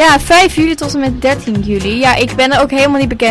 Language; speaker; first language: Dutch; native; Dutch